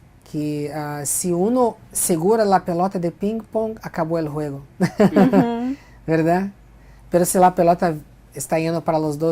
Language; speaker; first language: Spanish; non-native, fluent; Portuguese